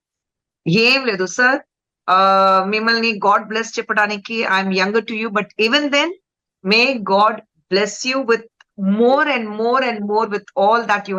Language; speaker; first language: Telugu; non-native, fluent; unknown